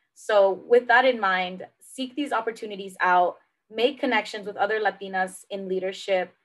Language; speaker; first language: English; native; English